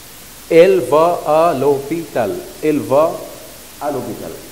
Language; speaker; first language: French; non-native, learner; Arabic